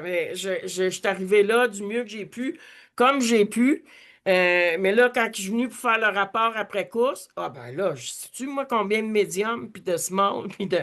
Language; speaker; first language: French; native; French